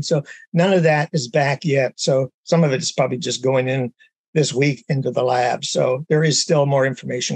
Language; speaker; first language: English; native; English